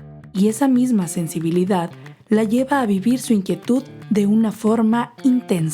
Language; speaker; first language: Spanish; native; Spanish